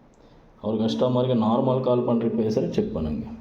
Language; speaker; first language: Tamil; non-native, learner; Kannada